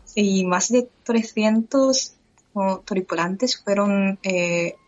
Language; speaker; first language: Spanish; non-native, fluent; Japanese